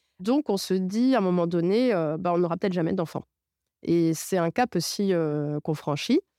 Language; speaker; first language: French; non-native, local second language; Arabic